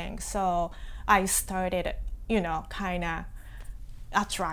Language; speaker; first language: English; non-native, fluent; Japanese